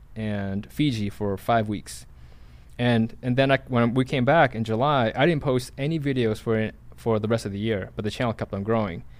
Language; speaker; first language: English; native; English